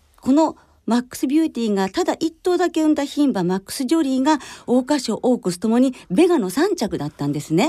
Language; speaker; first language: Japanese; native; Japanese